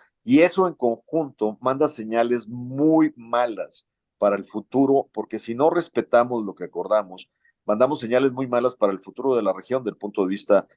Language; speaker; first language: Spanish; native; Spanish